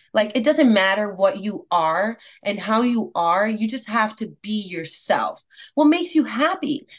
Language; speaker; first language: English; non-native, fluent; Spanish